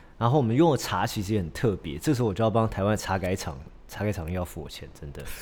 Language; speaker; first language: Chinese; early bilingual, heritage; Chinese